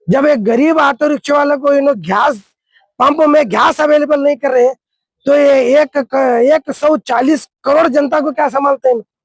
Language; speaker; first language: Hindi; non-native, local second language; Kannada